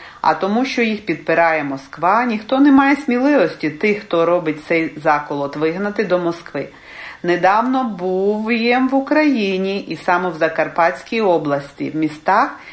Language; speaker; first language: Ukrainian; early bilingual, heritage; Ukrainian